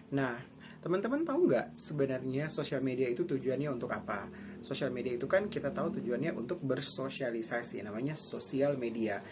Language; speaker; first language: Indonesian; native; Indonesian